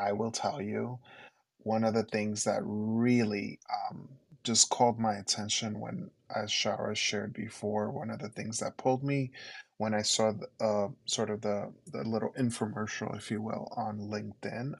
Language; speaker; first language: English; early bilingual, other home language; Spanish